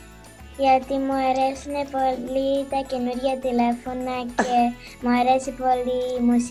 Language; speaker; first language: Greek; early bilingual, heritage; English